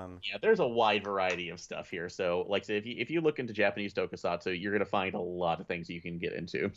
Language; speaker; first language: English; native; English